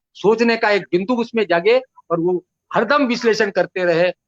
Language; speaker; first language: Hindi; non-native, local second language; Marathi